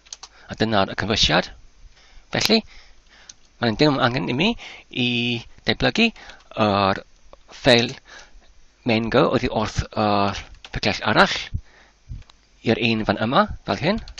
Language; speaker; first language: Welsh; non-native, learner; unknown